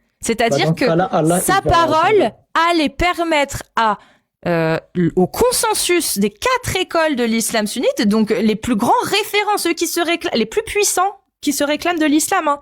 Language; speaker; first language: French; native; French